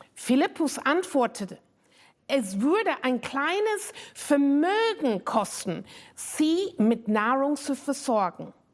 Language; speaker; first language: German; non-native, fluent; English